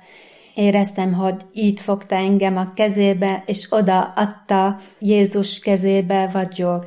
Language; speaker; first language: Hungarian; non-native, fluent; Arabic